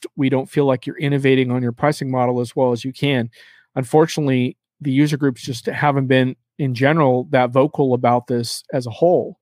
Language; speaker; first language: English; native; English